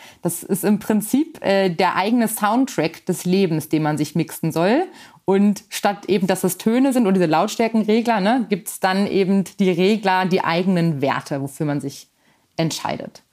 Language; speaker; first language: German; native; German